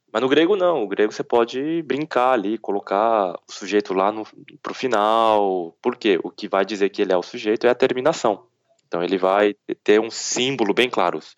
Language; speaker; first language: Portuguese; early bilingual, other home language; Korean